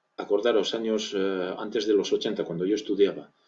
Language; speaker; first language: Spanish; early bilingual, other home language; French